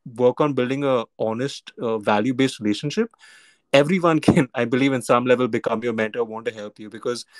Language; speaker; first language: English; non-native, local second language; Hindi